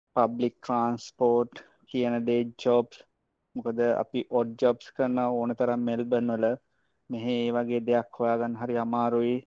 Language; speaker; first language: Sinhala; native; Sinhala